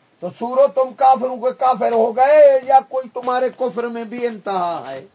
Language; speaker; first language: Urdu; non-native, local second language; Punjabi